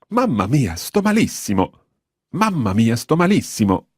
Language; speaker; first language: Italian; non-native, fluent; English